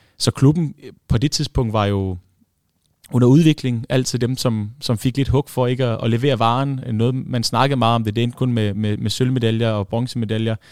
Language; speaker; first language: Danish; early bilingual, other home language; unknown